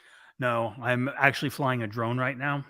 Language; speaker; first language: English; native; English